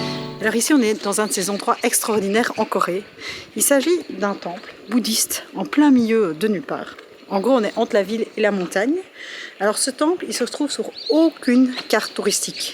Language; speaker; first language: French; native; French